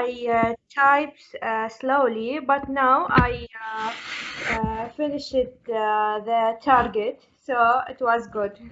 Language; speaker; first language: English; non-native, learner; Arabic